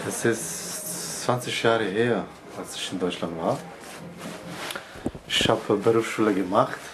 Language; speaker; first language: German; non-native, learner; Romany